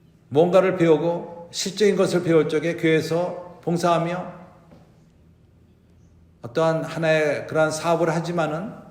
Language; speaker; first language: Korean; native; Korean